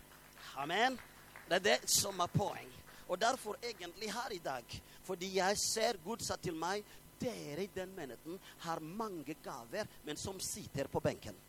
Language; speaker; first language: Swedish; non-native, fluent; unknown